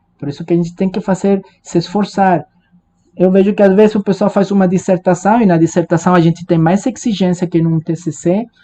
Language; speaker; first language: Portuguese; non-native, fluent; Spanish